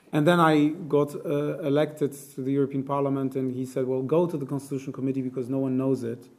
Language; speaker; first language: English; non-native, fluent; Polish